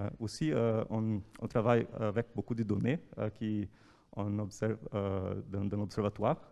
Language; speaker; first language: French; non-native, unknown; Portuguese